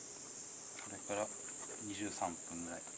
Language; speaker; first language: Japanese; native; Japanese